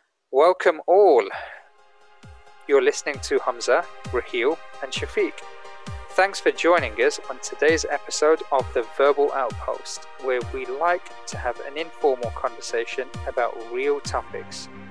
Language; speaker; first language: English; native; English